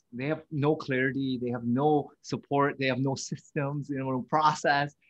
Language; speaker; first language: English; early bilingual, other home language; Vietnamese